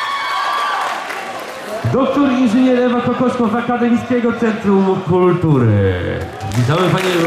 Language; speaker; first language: Polish; native; Polish